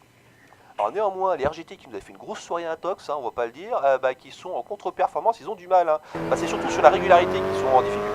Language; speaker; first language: French; native; French